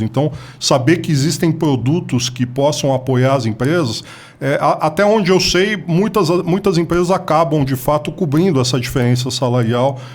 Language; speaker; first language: Portuguese; native; Portuguese